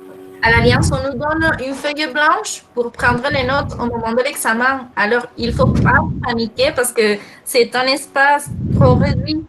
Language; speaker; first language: French; non-native, fluent; Spanish